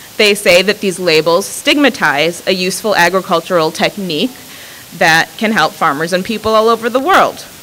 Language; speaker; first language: English; native; English